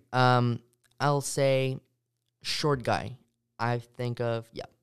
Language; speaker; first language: English; early bilingual, other home language; Russian